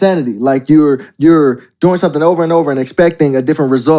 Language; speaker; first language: English; native; English